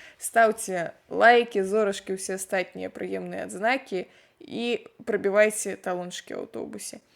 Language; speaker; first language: Belarusian; non-native, local second language; Russian